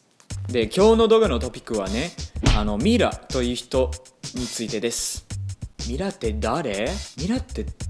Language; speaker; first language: Japanese; non-native, fluent; English